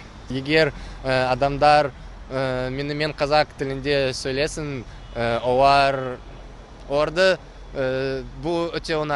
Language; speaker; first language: Kazakh; non-native, learner; Russian